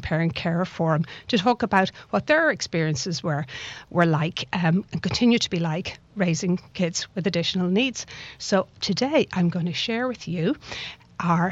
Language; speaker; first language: English; native; English